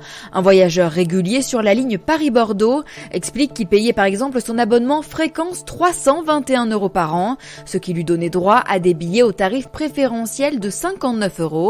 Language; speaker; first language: French; native; French